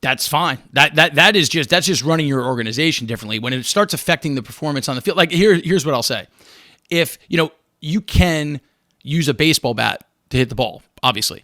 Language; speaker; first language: English; native; English